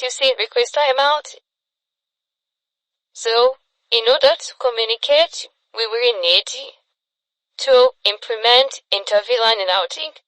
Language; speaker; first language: English; non-native, fluent; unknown